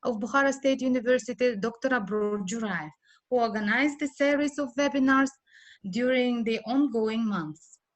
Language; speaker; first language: English; non-native, fluent; Uzbek